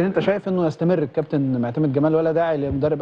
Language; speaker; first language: Arabic; native; Arabic